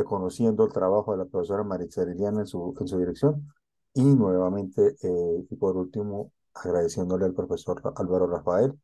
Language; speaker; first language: Spanish; native; Spanish